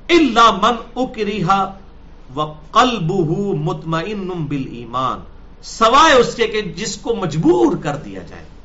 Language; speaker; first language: Urdu; non-native, local second language; Punjabi